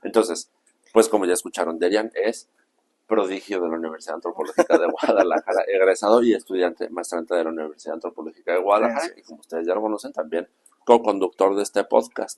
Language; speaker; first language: Spanish; native; Spanish